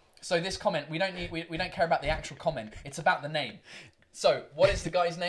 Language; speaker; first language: English; native; English